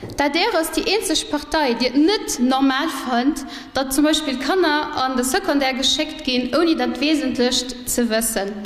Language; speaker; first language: Luxembourgish; early bilingual, other home language; Portuguese